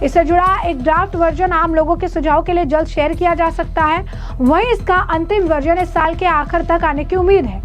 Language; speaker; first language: Hindi; native; Hindi